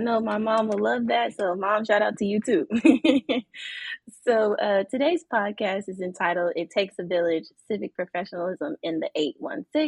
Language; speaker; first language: English; native; English